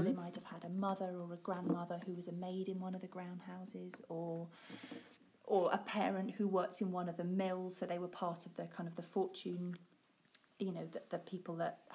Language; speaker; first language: English; native; English